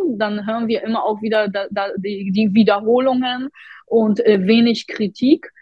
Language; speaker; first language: German; non-native, fluent; Polish